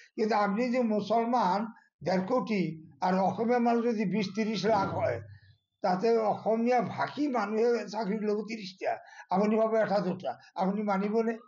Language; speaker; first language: Assamese; non-native, local second language; Bangla